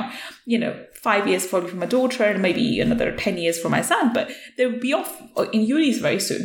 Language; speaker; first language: English; native; English